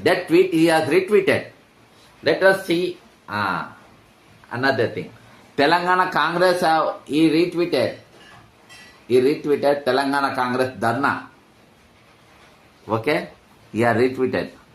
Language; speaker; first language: English; non-native, local second language; Telugu